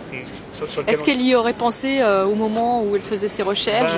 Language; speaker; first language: French; native; French